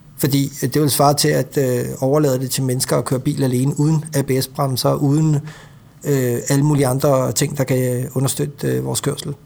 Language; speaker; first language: Danish; native; Danish